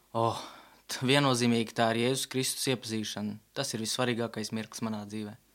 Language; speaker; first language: Latvian; non-native, local second language; Russian